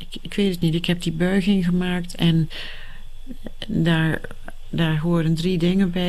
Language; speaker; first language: Dutch; native; Dutch